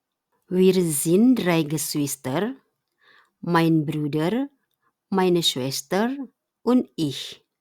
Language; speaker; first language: German; non-native, fluent; Indonesian